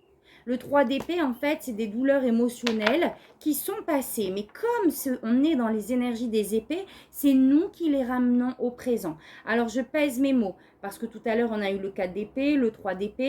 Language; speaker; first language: French; native; French